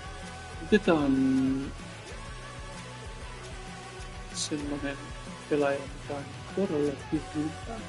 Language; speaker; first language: Finnish; non-native, learner; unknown